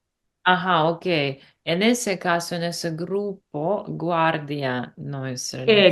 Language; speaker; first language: Spanish; non-native, learner; English